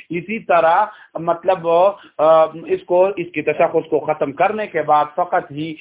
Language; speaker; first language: Urdu; non-native, local second language; Pashto